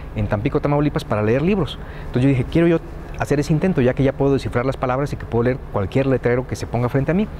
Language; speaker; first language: Spanish; native; Spanish